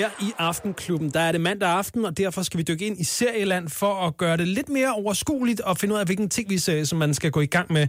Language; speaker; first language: Danish; native; Danish